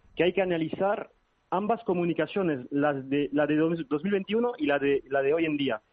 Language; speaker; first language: Spanish; early bilingual, heritage; French